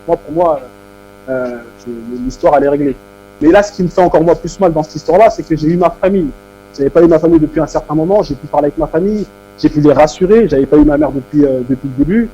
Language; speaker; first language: French; native; French